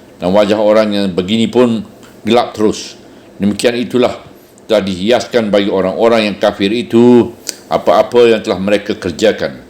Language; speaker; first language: Malay; native; Malay